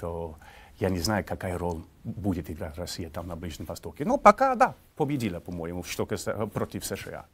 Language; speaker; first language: Russian; non-native, fluent; English